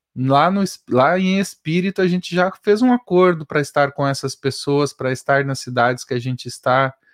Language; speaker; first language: Portuguese; native; Portuguese